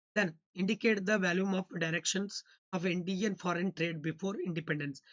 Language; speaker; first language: English; non-native, local second language; Kannada